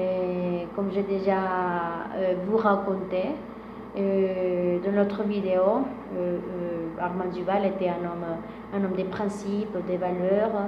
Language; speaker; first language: French; non-native, fluent; Spanish